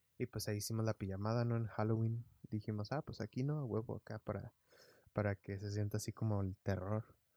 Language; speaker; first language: Spanish; early bilingual, heritage; Spanish